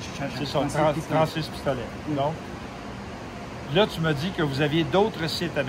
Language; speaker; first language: French; native; French